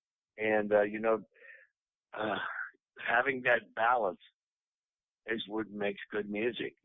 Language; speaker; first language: English; native; English